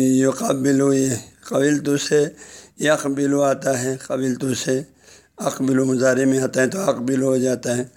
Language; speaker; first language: Urdu; non-native, local second language; Balti